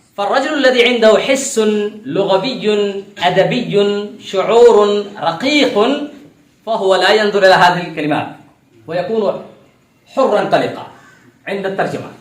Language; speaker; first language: Arabic; non-native, fluent; Urdu